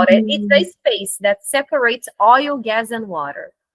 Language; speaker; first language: English; non-native, fluent; Portuguese